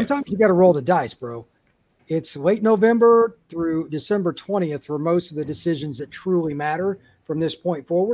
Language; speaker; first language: English; native; English